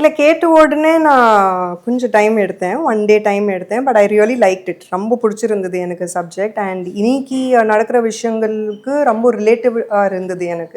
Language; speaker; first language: Tamil; non-native, fluent; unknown